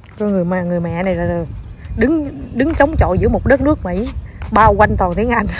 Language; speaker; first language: Vietnamese; native; Vietnamese